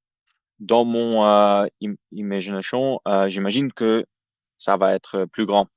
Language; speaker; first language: French; non-native, fluent; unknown